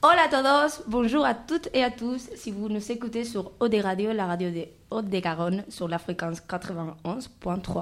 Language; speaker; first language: French; non-native, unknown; Spanish